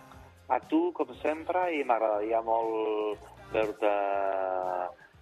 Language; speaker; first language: Catalan; non-native, learner; Spanish